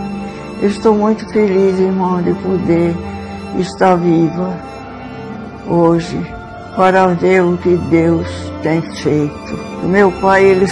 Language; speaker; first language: Portuguese; early bilingual, other home language; Swedish